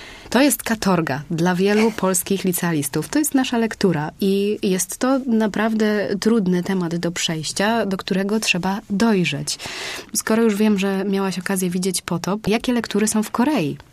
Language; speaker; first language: Polish; native; Polish